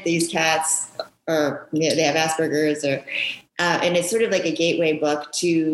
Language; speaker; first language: English; early bilingual, other home language; Japanese